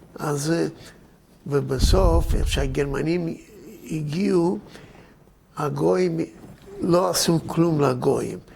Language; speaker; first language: Hebrew; non-native, fluent; Yiddish